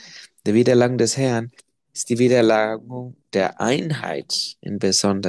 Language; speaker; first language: German; non-native, fluent; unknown